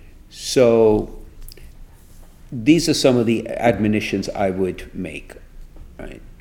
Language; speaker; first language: English; native; English